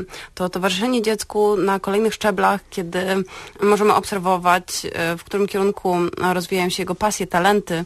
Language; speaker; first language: Polish; native; Polish